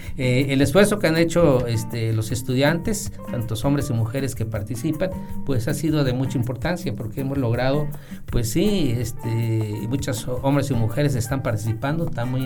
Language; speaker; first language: Spanish; native; Spanish